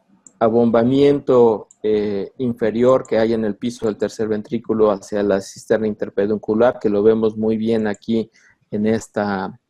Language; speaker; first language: Spanish; native; Spanish